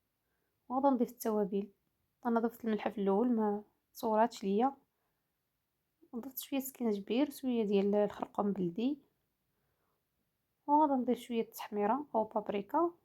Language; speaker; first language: Arabic; native; Arabic